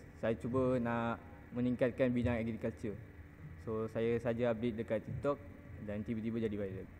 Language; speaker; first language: Malay; non-native, local second language; Tamil